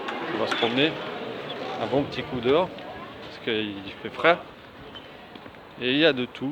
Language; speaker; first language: French; native; French